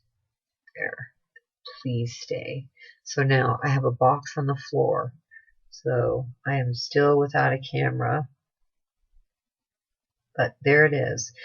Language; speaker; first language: English; native; English